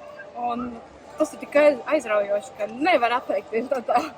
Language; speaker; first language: Latvian; non-native, learner; Ukrainian